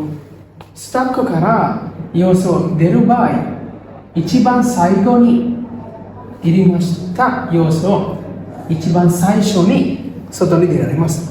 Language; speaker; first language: Japanese; non-native, learner; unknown